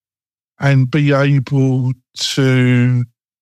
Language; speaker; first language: English; native; English